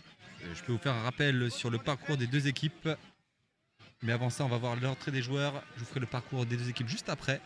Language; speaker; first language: French; native; French